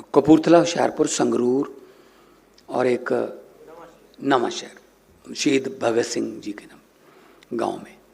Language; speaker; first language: Hindi; non-native, local second language; Punjabi